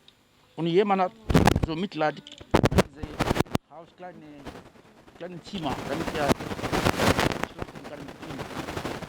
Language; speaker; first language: German; non-native, learner; Portuguese